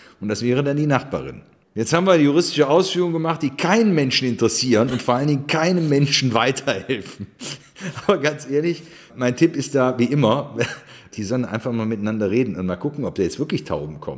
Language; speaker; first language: German; native; German